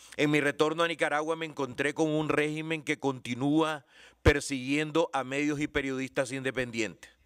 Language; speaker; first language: Spanish; native; Spanish